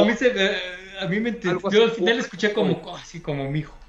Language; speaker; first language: Spanish; native; Spanish